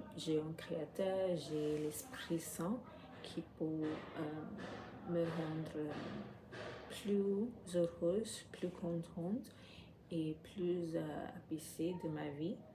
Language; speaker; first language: French; non-native, fluent; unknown